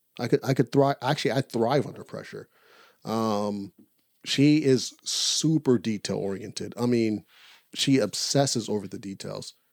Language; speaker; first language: English; native; English